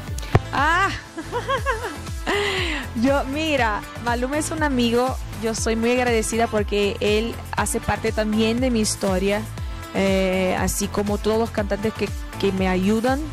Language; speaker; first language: Spanish; non-native, fluent; Portuguese